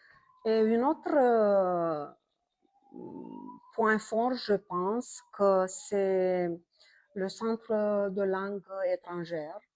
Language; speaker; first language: French; non-native, fluent; Romanian